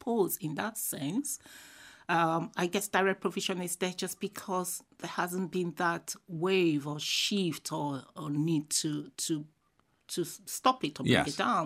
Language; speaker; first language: English; non-native, local second language; Igbo